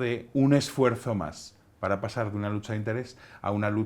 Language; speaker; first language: Spanish; native; Spanish